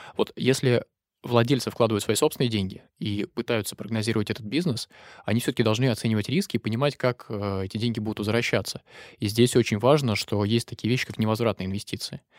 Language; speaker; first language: Russian; native; Russian